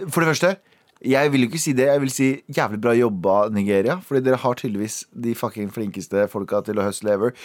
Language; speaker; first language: Norwegian; early bilingual, other home language; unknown